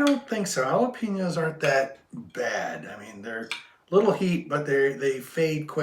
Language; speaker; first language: English; native; English